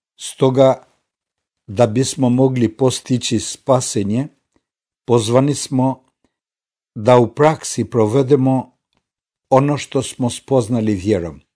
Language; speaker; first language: Croatian; non-native, fluent; Albanian